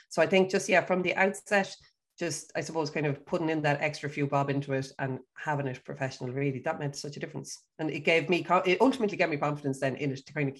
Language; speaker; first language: English; native; English